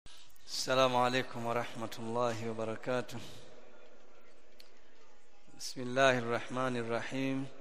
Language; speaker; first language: Arabic; non-native, fluent; Swahili